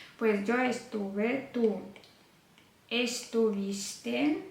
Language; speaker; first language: Spanish; non-native, fluent; Ukrainian